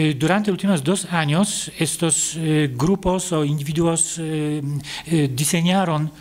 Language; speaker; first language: Spanish; non-native, fluent; Polish